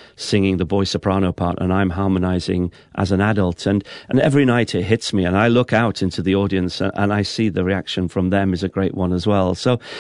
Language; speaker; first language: English; native; English